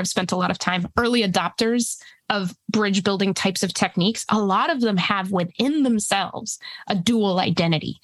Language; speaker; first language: English; early bilingual, other home language; Spanish